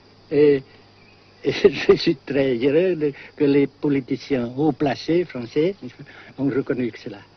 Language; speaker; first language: French; non-native, local second language; Vietnamese